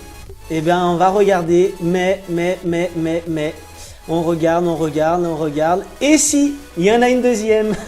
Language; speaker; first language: French; native; French